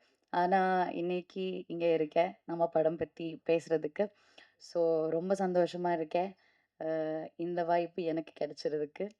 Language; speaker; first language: Tamil; non-native, learner; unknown